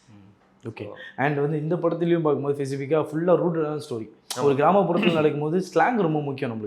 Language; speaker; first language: Tamil; native; Tamil